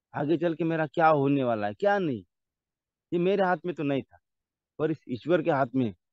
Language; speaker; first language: Hindi; non-native, local second language; Marathi